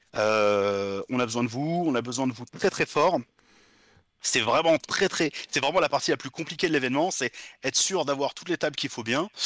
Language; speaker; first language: French; native; French